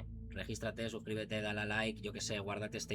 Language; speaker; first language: Spanish; native; Spanish